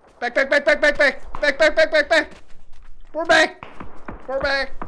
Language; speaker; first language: English; non-native, learner; Korean